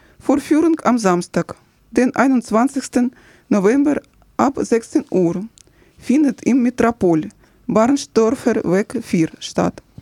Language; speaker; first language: German; non-native, fluent; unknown